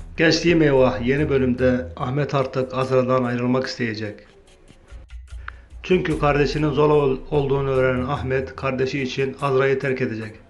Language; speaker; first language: Turkish; native; Turkish